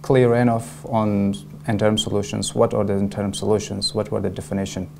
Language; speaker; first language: English; non-native, fluent; Persian